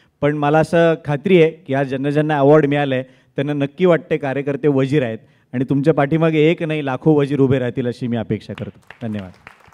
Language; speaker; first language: Marathi; native; Marathi